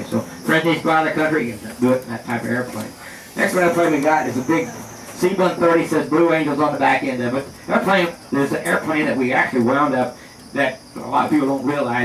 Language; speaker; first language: English; native; English